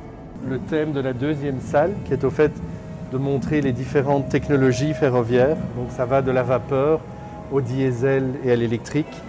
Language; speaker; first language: French; native; French